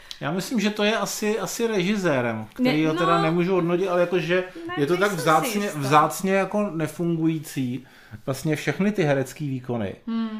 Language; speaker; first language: Czech; native; Czech